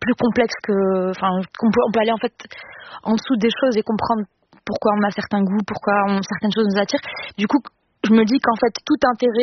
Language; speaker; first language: French; non-native, local second language; Arabic